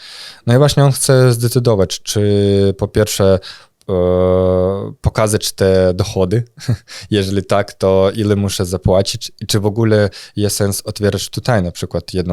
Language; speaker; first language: Polish; non-native, fluent; Russian